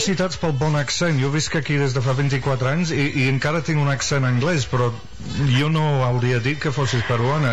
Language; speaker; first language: Catalan; non-native, fluent; English